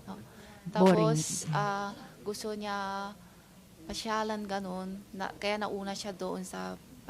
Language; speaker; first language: Filipino; non-native, fluent; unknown